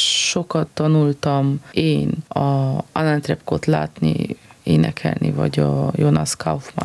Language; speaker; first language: Hungarian; early bilingual, heritage; Hungarian